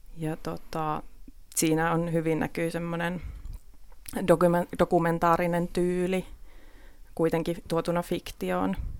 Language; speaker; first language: Finnish; native; Finnish